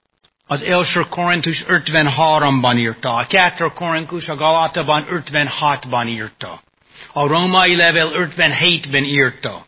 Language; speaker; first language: Hungarian; non-native, fluent; English